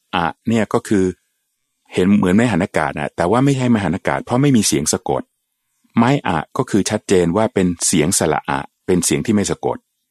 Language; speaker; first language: Thai; native; Thai